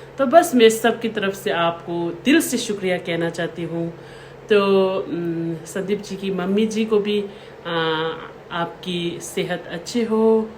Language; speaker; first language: Hindi; non-native, local second language; Tibetan